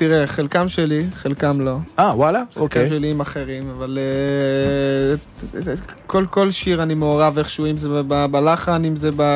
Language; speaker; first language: Hebrew; native; Hebrew